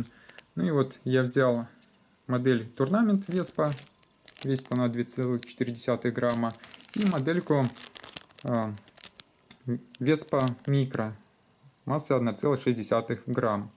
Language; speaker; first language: Russian; native; Russian